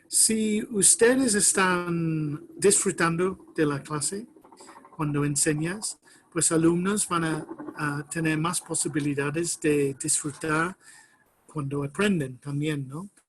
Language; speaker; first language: Spanish; non-native, fluent; English